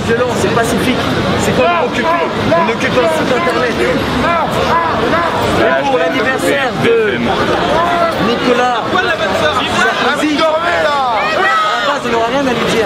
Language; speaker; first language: French; native; French